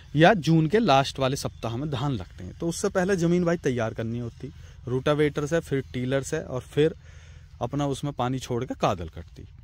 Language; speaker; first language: Hindi; native; Hindi